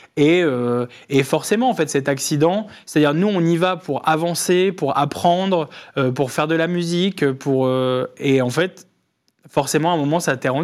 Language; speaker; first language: French; native; French